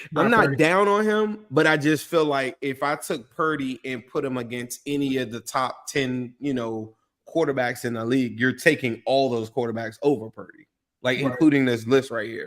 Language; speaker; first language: English; native; English